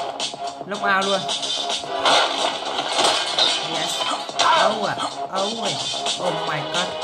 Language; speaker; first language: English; non-native, learner; Vietnamese